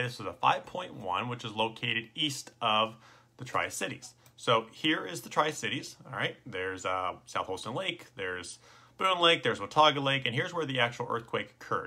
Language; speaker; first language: English; native; English